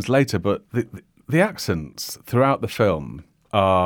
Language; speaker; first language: English; native; English